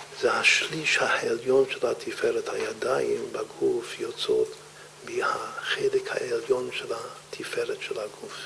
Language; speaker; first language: Hebrew; non-native, fluent; English